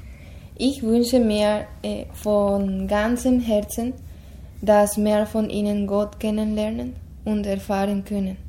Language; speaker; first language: German; non-native, fluent; Spanish